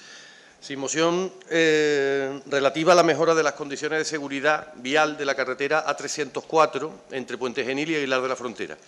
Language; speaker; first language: Spanish; native; Spanish